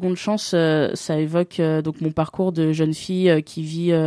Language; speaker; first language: French; native; French